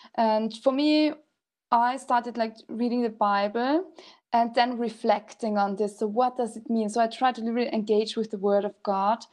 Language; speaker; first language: English; non-native, fluent; German